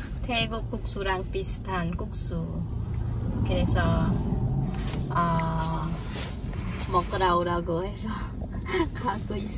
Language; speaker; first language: Korean; non-native, learner; Khmer